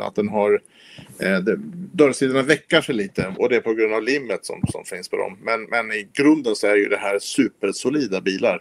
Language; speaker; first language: Swedish; native; Swedish